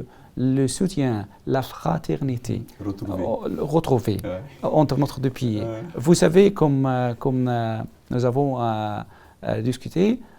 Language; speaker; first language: French; non-native, learner; Arabic